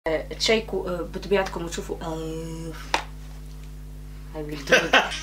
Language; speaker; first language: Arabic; native; Arabic